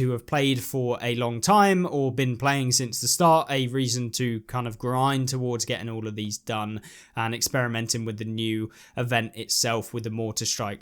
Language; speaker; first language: English; native; English